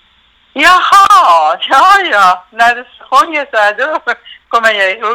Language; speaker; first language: Swedish; non-native, fluent; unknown